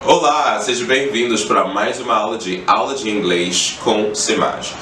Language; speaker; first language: Portuguese; non-native, fluent; English